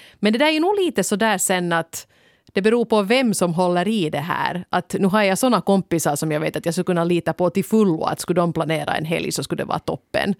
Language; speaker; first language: Swedish; native; Swedish